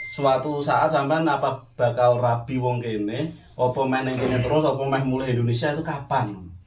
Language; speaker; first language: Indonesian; non-native, local second language; Javanese